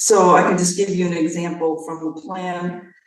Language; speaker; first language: English; native; English